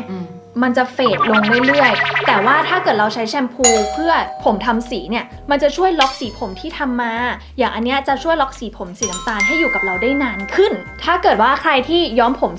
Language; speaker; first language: Thai; native; Thai